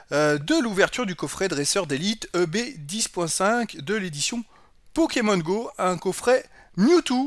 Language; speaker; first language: French; native; French